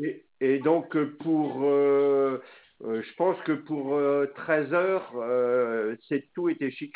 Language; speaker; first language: French; native; French